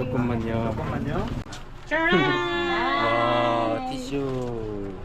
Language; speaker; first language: Korean; native; Korean